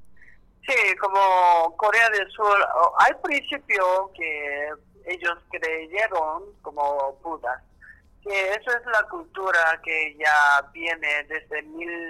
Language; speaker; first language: Spanish; non-native, learner; Korean